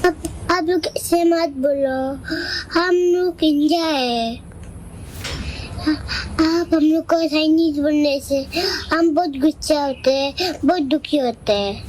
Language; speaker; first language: Hindi; non-native, local second language; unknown